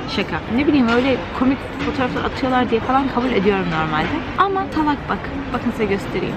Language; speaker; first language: Turkish; native; Turkish